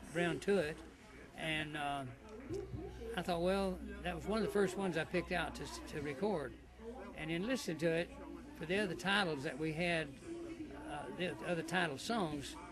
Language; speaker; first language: English; native; English